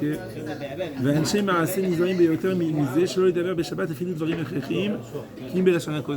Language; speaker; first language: Hebrew; non-native, fluent; French